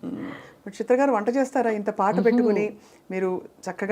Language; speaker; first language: Telugu; native; Telugu